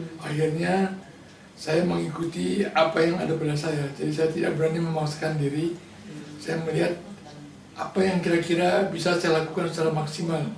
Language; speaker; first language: Indonesian; non-native, local second language; Balinese